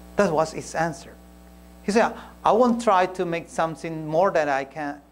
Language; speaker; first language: English; non-native, fluent; Spanish